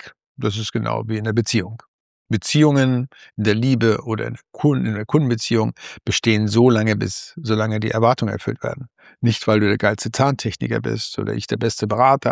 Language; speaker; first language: German; native; German